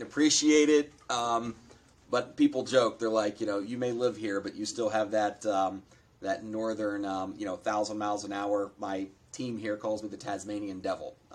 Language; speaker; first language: English; native; English